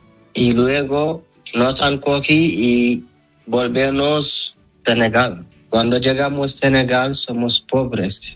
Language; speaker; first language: Spanish; non-native, learner; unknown